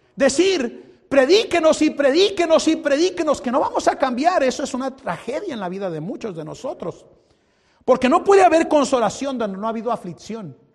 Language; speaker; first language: Spanish; native; Spanish